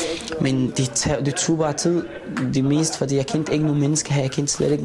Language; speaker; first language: Danish; non-native, fluent; Arabic